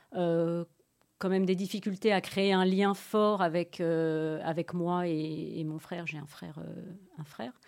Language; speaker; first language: French; native; French